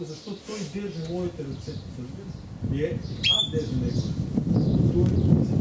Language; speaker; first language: Bulgarian; non-native, learner; Russian